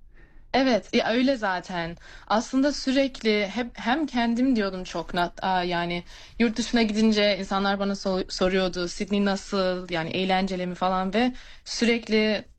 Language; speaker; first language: Turkish; early bilingual, heritage; Turkish